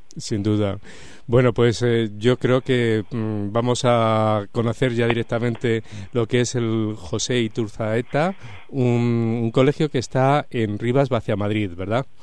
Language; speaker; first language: Spanish; native; Spanish